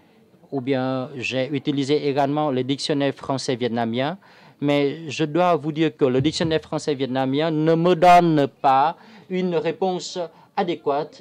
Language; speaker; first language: French; non-native, fluent; Vietnamese